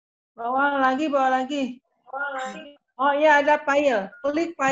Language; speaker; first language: Indonesian; native; Indonesian